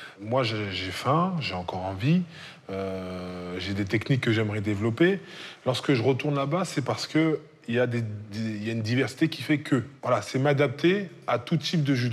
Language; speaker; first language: French; native; French